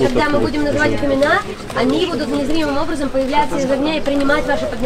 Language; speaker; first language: Russian; native; Russian